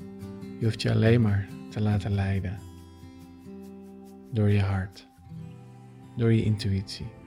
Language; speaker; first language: Dutch; native; Dutch